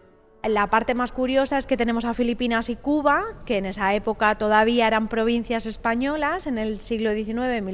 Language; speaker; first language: Spanish; native; Spanish